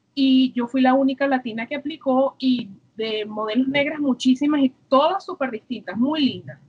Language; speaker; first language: Spanish; native; Spanish